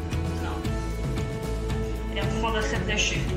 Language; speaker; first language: French; non-native, fluent; Chinese